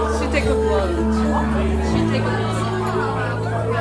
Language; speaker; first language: English; non-native, learner; French